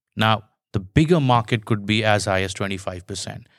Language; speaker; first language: English; non-native, local second language; Hindi